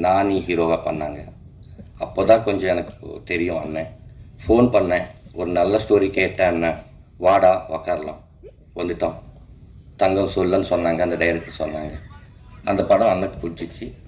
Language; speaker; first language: Tamil; non-native, local second language; Telugu